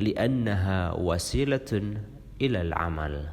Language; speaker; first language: Arabic; non-native, fluent; Indonesian